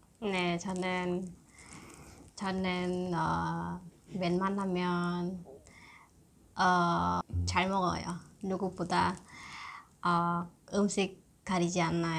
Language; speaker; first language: Korean; non-native, learner; Khmer